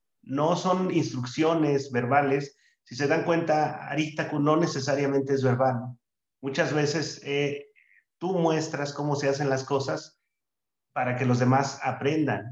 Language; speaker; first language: Spanish; native; Spanish